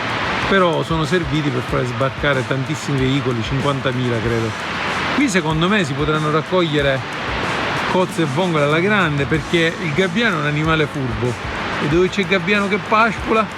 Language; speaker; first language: Italian; native; Italian